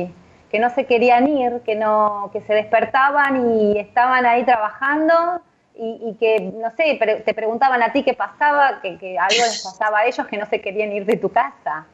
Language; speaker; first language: Spanish; native; Spanish